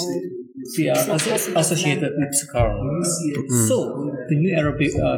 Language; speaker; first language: English; non-native, learner; Indonesian